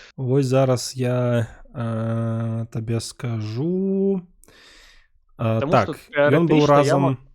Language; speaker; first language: Belarusian; non-native, local second language; Russian